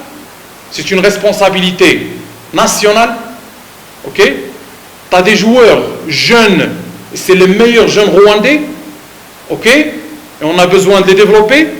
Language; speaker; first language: French; non-native, fluent; Arabic